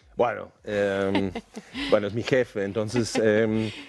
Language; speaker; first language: Spanish; non-native, fluent; German